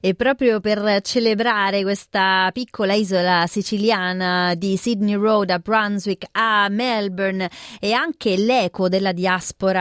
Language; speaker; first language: Italian; native; Italian